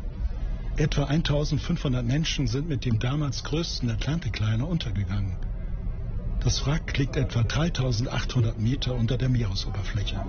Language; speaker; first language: German; native; German